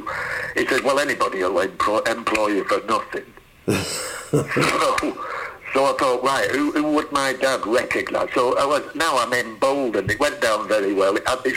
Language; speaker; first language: English; native; English